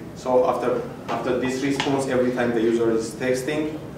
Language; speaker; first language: English; non-native, fluent; Amharic